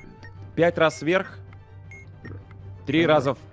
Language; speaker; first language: Russian; native; Russian